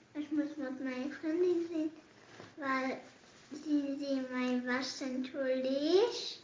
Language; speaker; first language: German; non-native, local second language; Luxembourgish